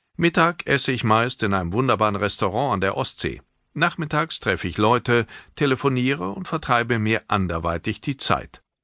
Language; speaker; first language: German; native; German